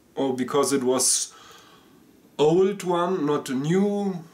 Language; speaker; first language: English; non-native, fluent; German